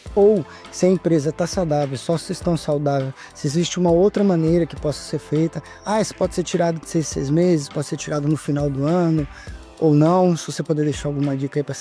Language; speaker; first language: Portuguese; native; Portuguese